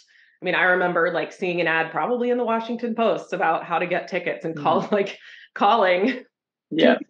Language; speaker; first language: English; native; English